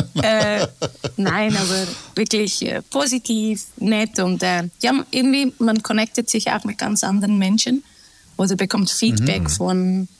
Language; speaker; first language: German; early bilingual, other home language; Turkish